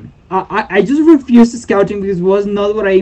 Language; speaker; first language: English; non-native, fluent; Spanish